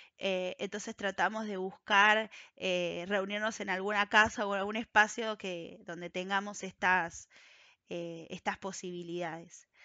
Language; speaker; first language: Spanish; native; Spanish